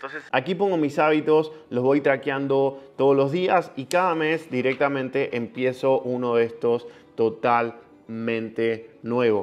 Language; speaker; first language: Spanish; native; Spanish